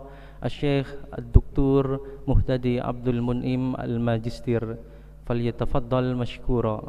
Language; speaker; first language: Arabic; non-native, fluent; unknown